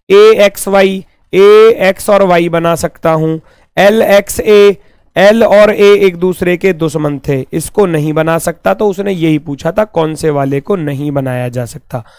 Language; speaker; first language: Hindi; native; Hindi